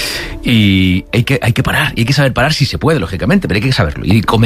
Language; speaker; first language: Spanish; native; Spanish